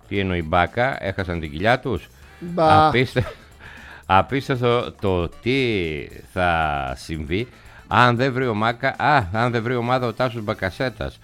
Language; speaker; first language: Greek; native; Greek